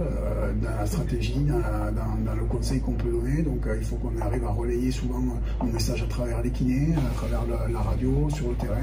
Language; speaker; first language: French; native; French